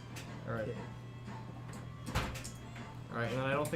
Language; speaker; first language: English; native; English